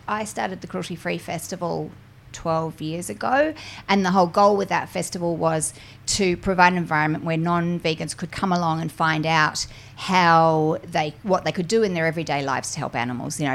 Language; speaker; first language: English; native; English